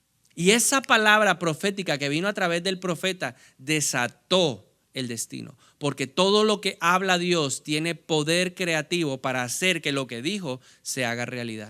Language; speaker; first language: Spanish; native; Spanish